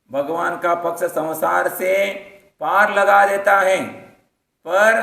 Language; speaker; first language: Hindi; non-native, local second language; Kannada